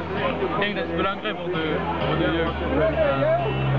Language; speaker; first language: Dutch; non-native, learner; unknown